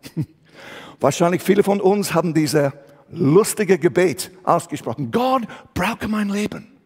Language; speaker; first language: German; non-native, fluent; English